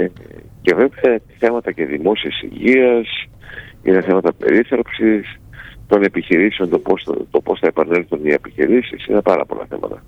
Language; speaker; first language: Greek; native; Greek